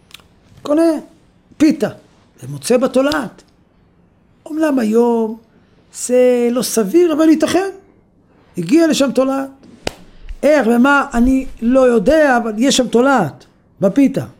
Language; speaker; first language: Hebrew; native; Hebrew